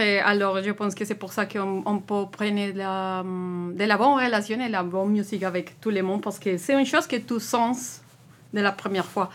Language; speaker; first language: French; non-native, learner; Spanish